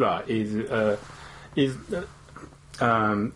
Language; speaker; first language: English; non-native, learner; Japanese